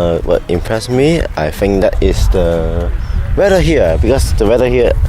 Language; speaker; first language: English; non-native, fluent; Cantonese